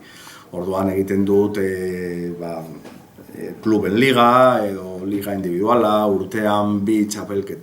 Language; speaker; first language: Basque; non-native, local second language; Spanish